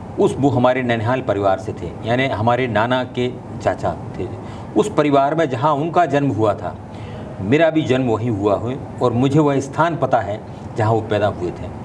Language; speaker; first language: Hindi; native; Hindi